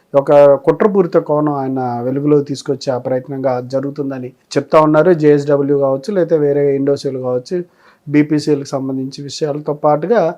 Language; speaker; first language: Telugu; native; Telugu